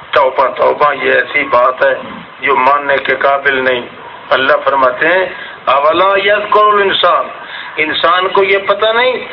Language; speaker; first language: Urdu; non-native, local second language; Saraiki